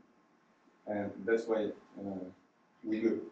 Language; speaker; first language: English; non-native, fluent; Ukrainian